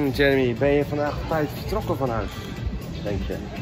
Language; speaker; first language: Dutch; native; Dutch